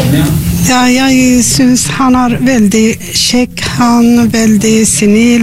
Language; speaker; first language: Norwegian; non-native, learner; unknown